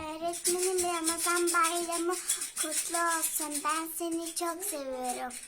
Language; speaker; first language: Turkish; early bilingual, other home language; Arabic